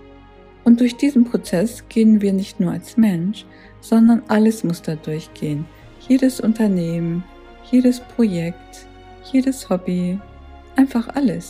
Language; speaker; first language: German; native; German